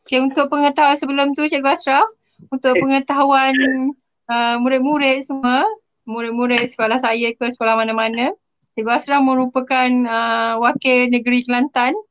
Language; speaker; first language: Malay; native; Malay